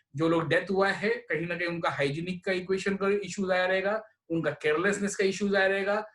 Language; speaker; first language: Hindi; non-native, local second language; Marathi